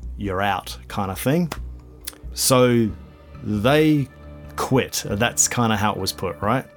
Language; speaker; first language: English; native; English